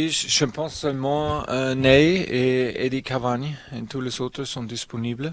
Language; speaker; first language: French; non-native, learner; German